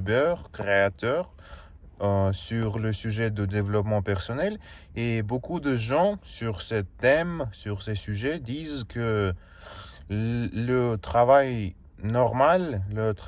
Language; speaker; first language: French; non-native, learner; Russian